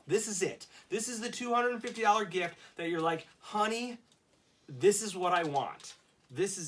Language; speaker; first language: English; native; English